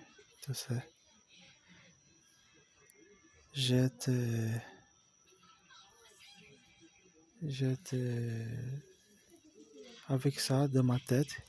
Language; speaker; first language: French; non-native, learner; Portuguese